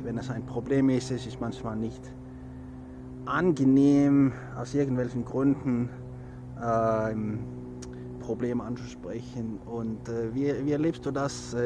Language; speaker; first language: German; non-native, fluent; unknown